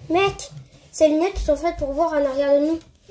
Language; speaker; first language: French; native; French